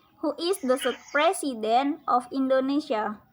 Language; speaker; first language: English; non-native, learner; Indonesian